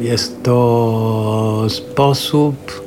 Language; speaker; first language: Polish; non-native, fluent; Italian